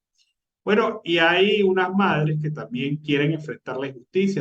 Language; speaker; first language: Spanish; native; Spanish